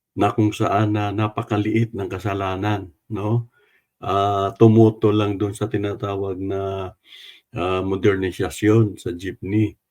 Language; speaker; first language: Filipino; non-native, local second language; Cebuano